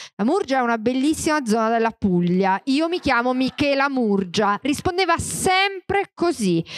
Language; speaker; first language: Italian; native; Italian